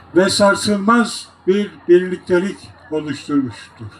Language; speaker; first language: Turkish; native; Turkish